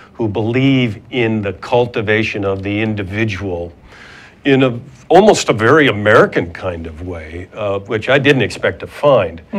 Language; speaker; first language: English; native; English